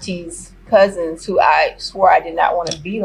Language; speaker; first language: English; native; English